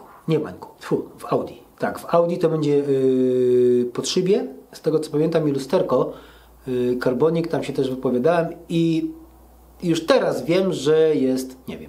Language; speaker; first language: Polish; native; Polish